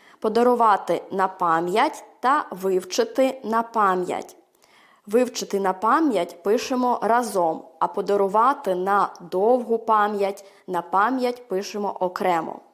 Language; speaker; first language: Ukrainian; early bilingual, heritage; Ukrainian